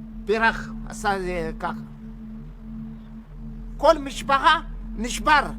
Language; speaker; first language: Hebrew; non-native, learner; Amharic